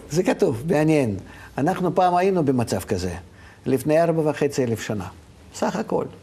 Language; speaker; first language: Hebrew; non-native, fluent; Russian